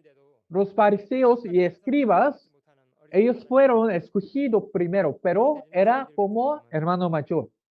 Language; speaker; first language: Spanish; non-native, learner; Korean